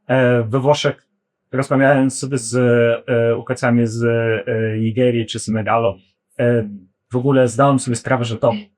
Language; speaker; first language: Polish; non-native, fluent; Ukrainian